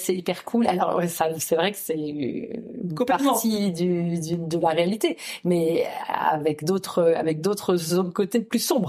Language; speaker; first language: French; native; French